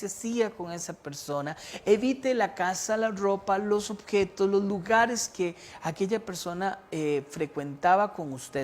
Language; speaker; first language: Spanish; native; Spanish